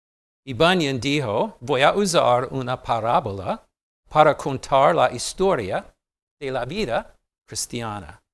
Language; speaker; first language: Spanish; non-native, fluent; English